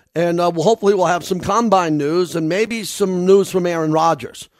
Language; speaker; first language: English; native; English